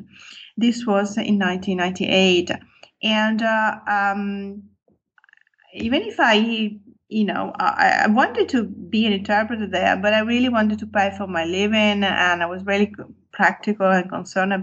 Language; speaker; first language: English; non-native, fluent; Italian